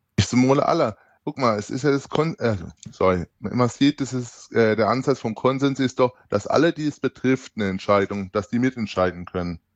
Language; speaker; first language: German; native; German